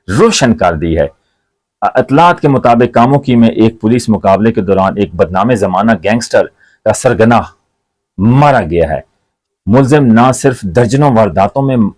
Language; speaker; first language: Urdu; non-native, local second language; Punjabi